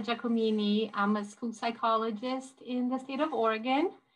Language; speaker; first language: English; non-native, fluent; Portuguese